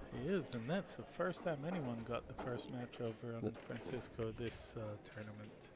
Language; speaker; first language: English; non-native, fluent; Hebrew